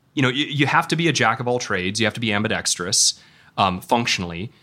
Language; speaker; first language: English; native; English